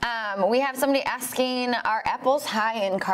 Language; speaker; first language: English; native; English